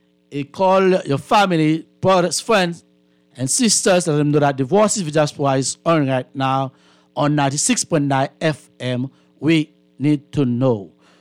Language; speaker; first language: English; non-native, fluent; Haitian Creole